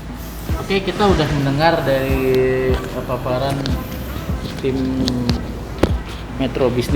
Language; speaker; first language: Indonesian; native; Indonesian